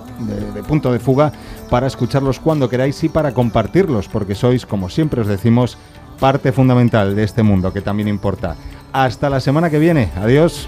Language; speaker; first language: Spanish; native; Spanish